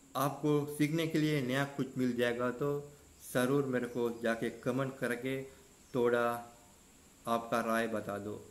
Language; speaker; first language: Hindi; non-native, learner; Sinhala